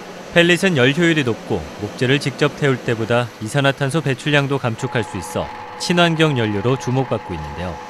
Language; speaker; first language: Korean; native; Korean